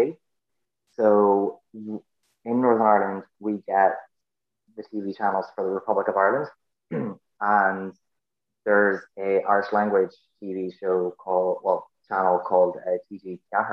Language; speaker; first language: English; native; English